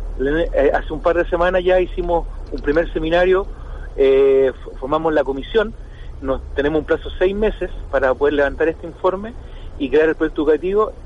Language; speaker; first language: Spanish; native; Spanish